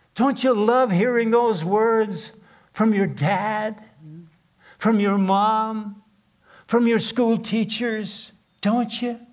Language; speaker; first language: English; non-native, fluent; Plautdietsch